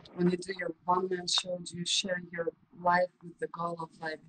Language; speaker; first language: English; non-native, fluent; Russian